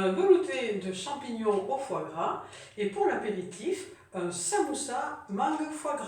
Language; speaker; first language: French; native; French